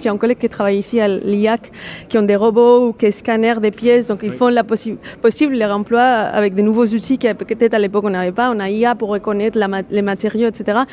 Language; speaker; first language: French; non-native, fluent; Spanish